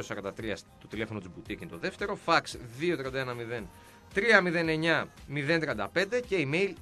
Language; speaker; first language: Greek; native; Greek